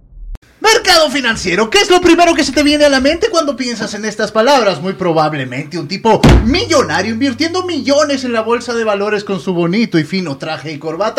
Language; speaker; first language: Spanish; native; Spanish